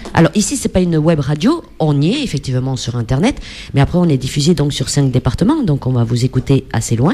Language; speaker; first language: French; native; French